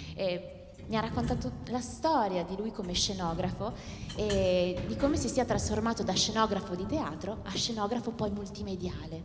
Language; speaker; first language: Italian; native; Italian